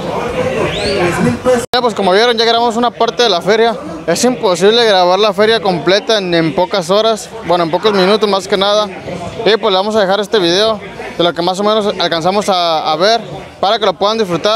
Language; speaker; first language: Spanish; native; Spanish